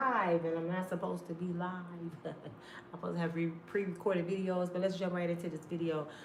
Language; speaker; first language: English; native; English